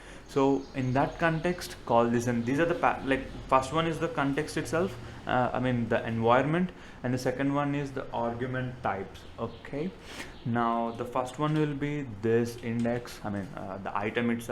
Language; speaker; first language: English; non-native, local second language; Telugu